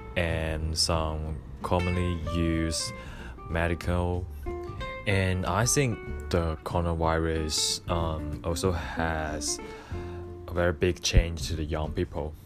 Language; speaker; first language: English; non-native, fluent; Chinese